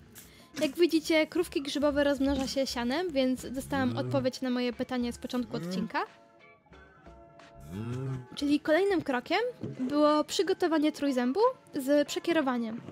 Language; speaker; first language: Polish; native; Polish